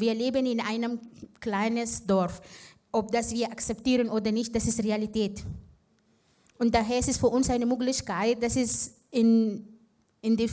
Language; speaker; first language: German; non-native, fluent; Arabic